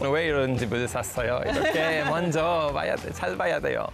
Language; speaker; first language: Korean; non-native, fluent; Spanish